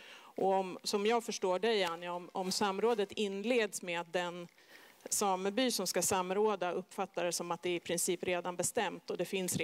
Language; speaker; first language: Swedish; native; Swedish